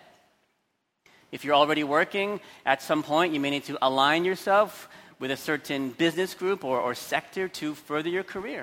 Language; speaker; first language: English; native; English